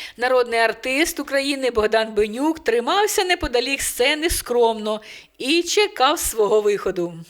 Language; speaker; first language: Ukrainian; native; Ukrainian